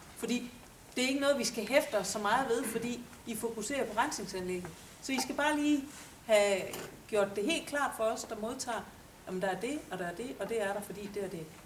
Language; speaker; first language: Danish; native; Danish